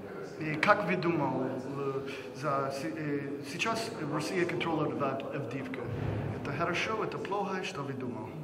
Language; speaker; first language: Russian; non-native, learner; English